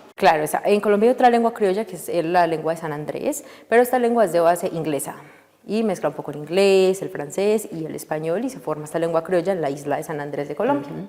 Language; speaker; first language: Spanish; native; Spanish